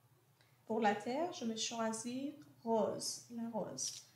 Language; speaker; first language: French; non-native, fluent; Persian